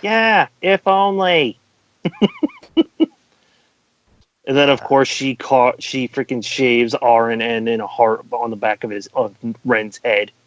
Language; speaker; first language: English; native; English